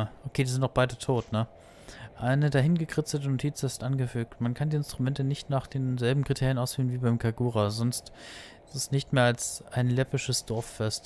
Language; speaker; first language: German; native; German